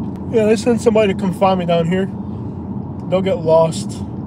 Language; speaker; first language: English; early bilingual, other home language; Spanish